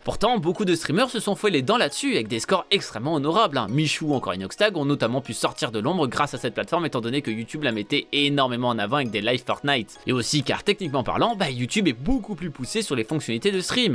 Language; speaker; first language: French; native; French